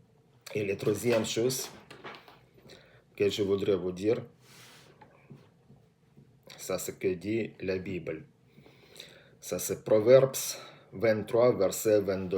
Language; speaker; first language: French; non-native, learner; Russian